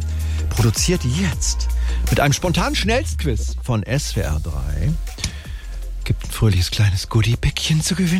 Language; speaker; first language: German; native; German